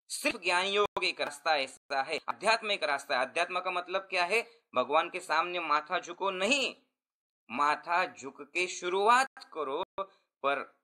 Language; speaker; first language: Hindi; non-native, local second language; Marathi